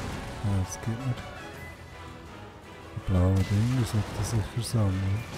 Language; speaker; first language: German; native; German